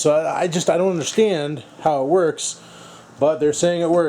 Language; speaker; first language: English; native; English